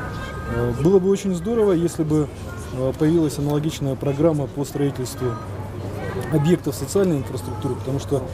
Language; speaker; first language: Russian; native; Russian